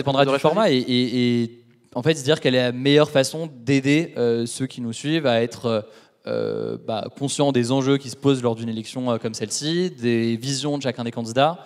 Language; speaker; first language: French; native; French